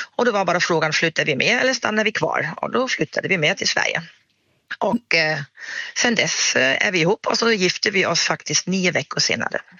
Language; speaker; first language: Swedish; non-native, fluent; German